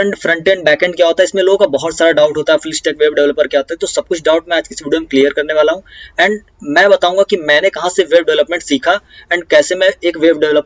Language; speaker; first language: Hindi; native; Hindi